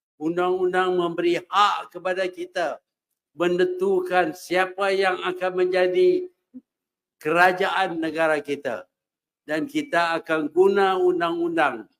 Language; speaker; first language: Malay; native; Malay